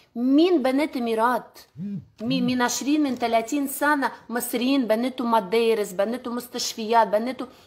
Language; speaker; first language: Arabic; non-native, learner; Russian